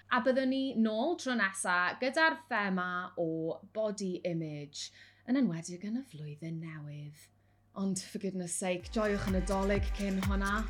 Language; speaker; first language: Welsh; native; Welsh